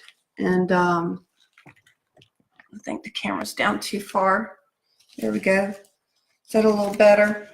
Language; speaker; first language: English; native; English